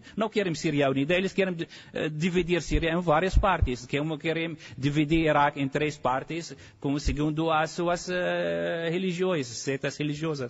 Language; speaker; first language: Portuguese; non-native, fluent; Arabic